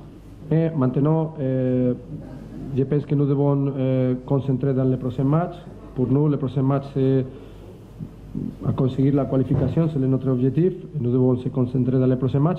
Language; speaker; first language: French; non-native, learner; Spanish